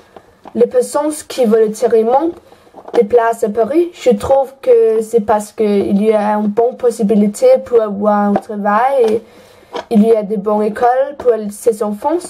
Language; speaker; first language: French; non-native, learner; Danish